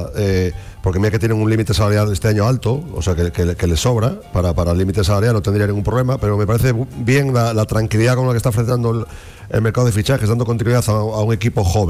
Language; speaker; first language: Spanish; native; Spanish